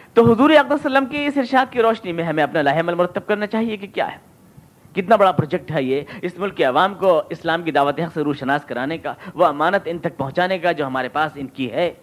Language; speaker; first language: Urdu; native; Urdu